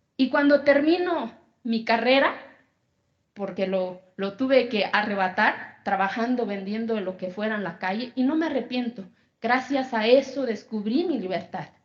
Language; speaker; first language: Spanish; non-native, local second language; Zapotec